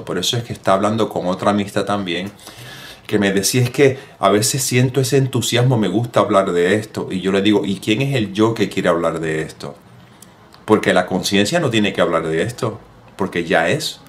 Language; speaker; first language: Spanish; native; Spanish